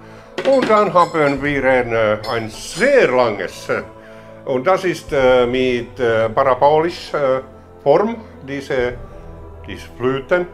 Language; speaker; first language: German; non-native, learner; Finnish